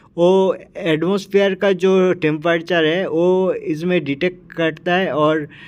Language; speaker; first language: Hindi; native; Hindi